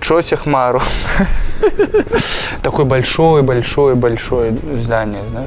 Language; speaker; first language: Russian; native; Russian